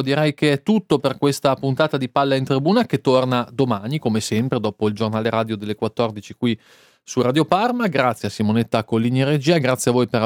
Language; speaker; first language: Italian; native; Italian